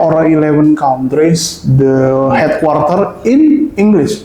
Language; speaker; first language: English; non-native, local second language; Indonesian